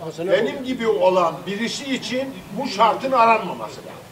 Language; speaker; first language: Turkish; native; Turkish